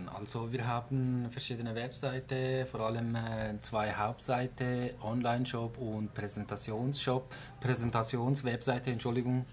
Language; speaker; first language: German; non-native, fluent; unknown